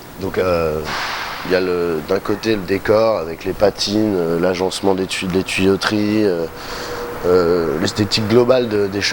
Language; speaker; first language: French; native; French